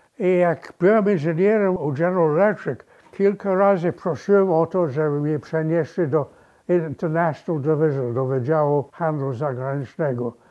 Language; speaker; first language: Polish; early bilingual, other home language; English